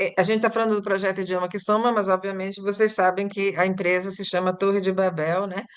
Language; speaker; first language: Portuguese; native; Portuguese